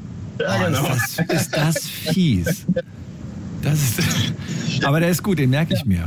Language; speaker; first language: German; native; German